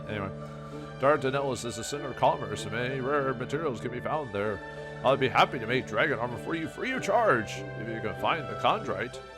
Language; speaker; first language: English; native; English